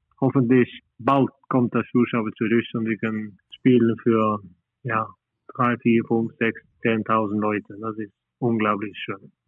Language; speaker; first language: German; non-native, learner; Norwegian